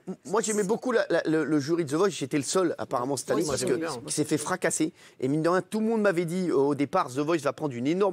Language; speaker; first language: French; native; French